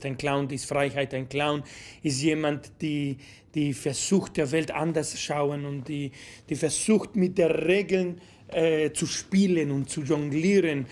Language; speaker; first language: German; non-native, fluent; Spanish